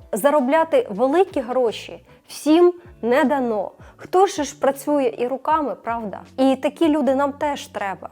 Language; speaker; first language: Ukrainian; non-native, local second language; Russian